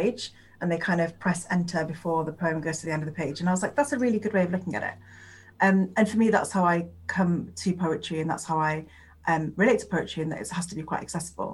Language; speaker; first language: English; non-native, local second language; Urdu